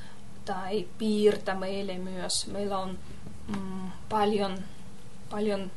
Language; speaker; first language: Finnish; non-native, learner; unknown